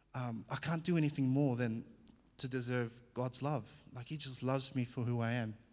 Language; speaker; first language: English; early bilingual, other home language; Fijian